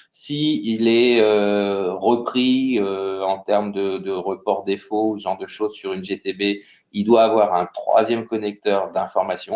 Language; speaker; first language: French; native; French